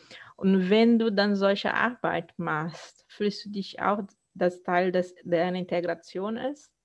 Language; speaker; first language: German; non-native, fluent; Portuguese